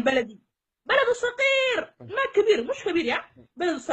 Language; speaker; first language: Arabic; non-native, learner; Somali